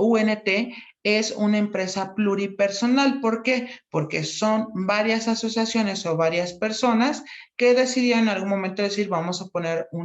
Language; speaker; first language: Spanish; native; Spanish